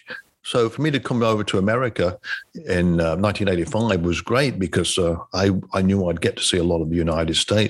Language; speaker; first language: English; native; English